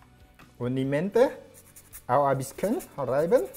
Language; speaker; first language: German; non-native, learner; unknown